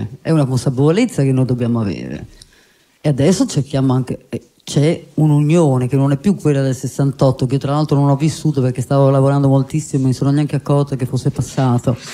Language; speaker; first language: Italian; native; Italian